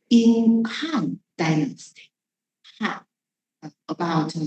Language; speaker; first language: English; non-native, learner; Chinese